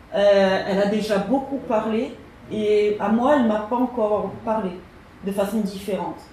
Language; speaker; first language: French; native; French